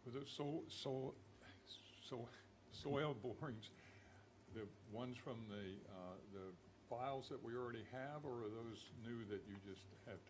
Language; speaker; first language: English; native; English